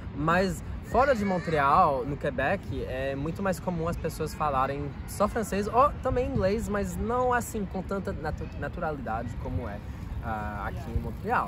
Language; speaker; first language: Portuguese; non-native, fluent; French